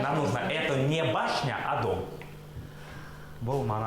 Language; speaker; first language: Russian; native; Russian